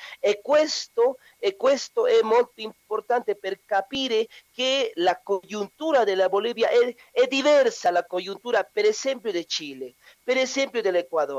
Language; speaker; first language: Italian; non-native, learner; Spanish